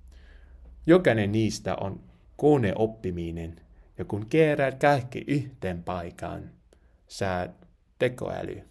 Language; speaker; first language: Finnish; non-native, learner; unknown